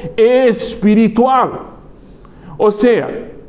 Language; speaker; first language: Spanish; non-native, learner; Portuguese